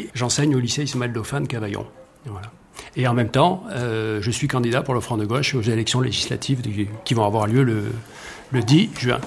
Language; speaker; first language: French; native; French